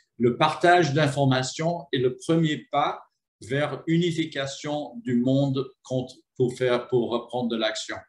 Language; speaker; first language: French; non-native, fluent; English